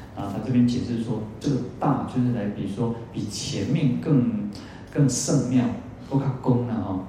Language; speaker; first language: Chinese; native; Chinese